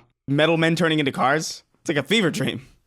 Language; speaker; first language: English; native; English